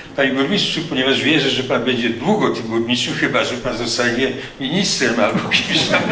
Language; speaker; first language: Polish; native; Polish